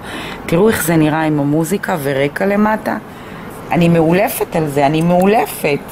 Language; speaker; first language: Hebrew; native; Hebrew